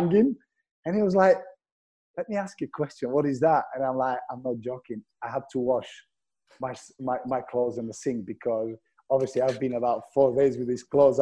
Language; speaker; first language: English; non-native, fluent; Bulgarian